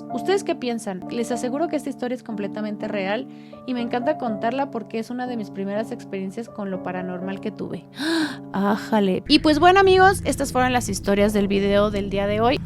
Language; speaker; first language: Spanish; native; Spanish